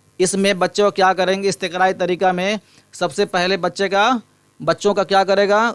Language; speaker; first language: Urdu; native; Urdu